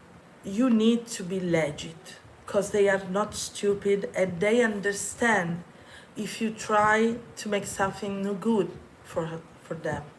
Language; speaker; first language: English; non-native, fluent; Italian